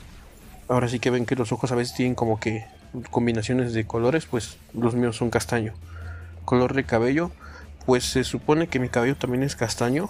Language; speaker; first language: Spanish; native; Spanish